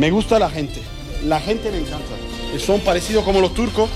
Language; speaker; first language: Spanish; non-native, learner; Turkish